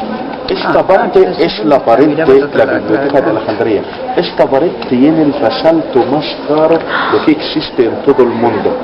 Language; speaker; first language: Spanish; non-native, fluent; Arabic